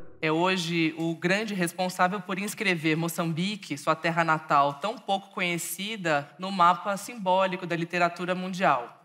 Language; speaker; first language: Portuguese; native; Portuguese